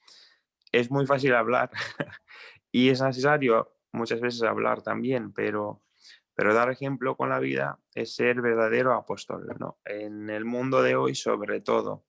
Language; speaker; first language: Spanish; non-native, fluent; Croatian